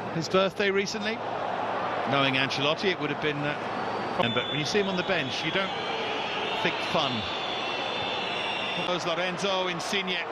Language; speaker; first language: English; native; English